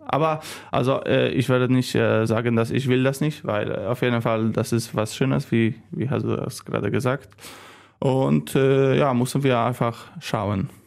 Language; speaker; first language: German; non-native, learner; Polish